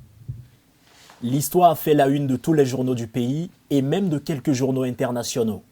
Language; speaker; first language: French; native; French